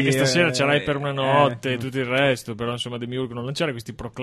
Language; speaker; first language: Italian; native; Italian